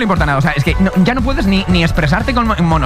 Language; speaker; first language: Spanish; native; Spanish